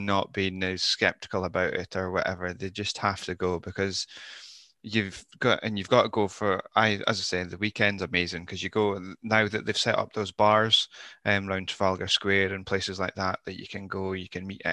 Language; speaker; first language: English; native; English